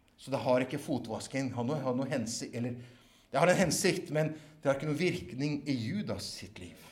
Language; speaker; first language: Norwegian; native; Norwegian